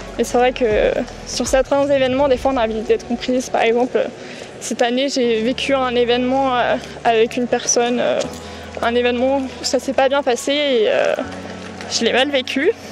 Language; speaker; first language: French; native; French